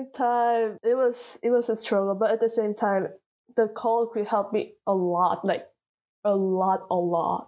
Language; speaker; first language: English; non-native, fluent; Korean